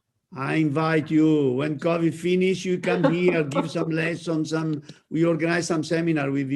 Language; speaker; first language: English; non-native, learner; Italian